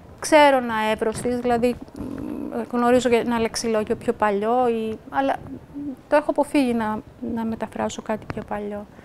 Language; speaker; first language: Greek; native; Greek